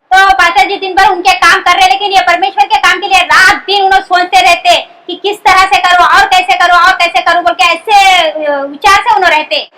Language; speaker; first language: Hindi; non-native, local second language; Marathi